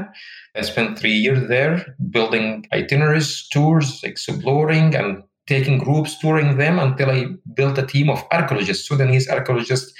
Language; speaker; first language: English; non-native, fluent; Arabic